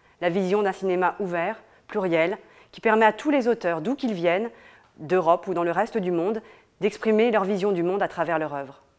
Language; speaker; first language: French; native; French